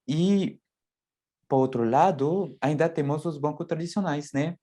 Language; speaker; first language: Portuguese; non-native, fluent; French